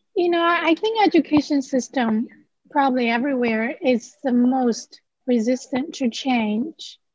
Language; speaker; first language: English; non-native, fluent; Chinese